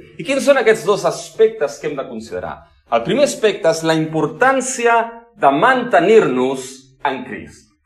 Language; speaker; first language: Catalan; non-native, local second language; Spanish